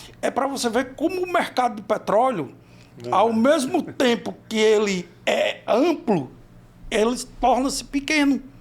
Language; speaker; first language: Portuguese; native; Portuguese